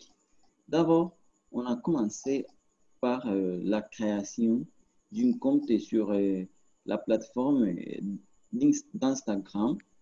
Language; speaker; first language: French; non-native, learner; Spanish